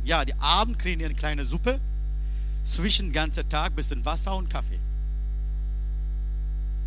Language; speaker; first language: German; non-native, learner; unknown